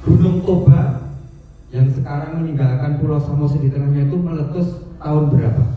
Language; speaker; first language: Indonesian; native; Indonesian